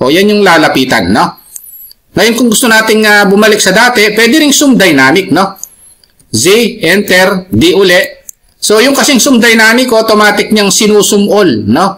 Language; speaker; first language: Filipino; native; Filipino